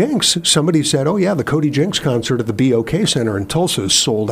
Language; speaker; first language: English; native; English